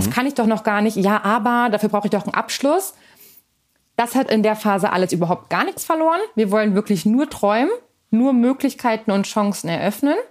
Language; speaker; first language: German; native; German